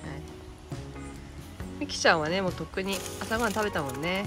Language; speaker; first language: Japanese; native; Japanese